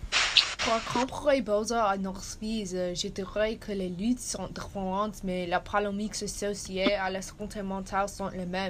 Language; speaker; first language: French; non-native, learner; English